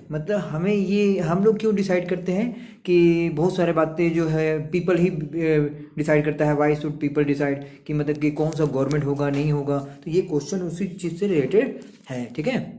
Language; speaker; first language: Hindi; native; Hindi